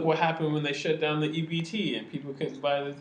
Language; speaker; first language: English; native; English